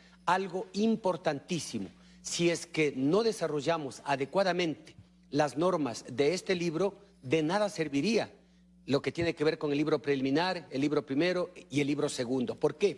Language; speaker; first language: Spanish; native; Spanish